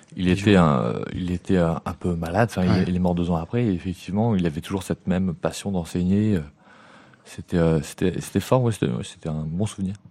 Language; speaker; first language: French; native; French